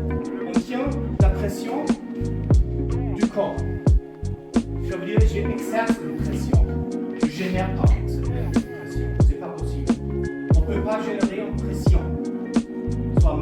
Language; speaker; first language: French; non-native, fluent; German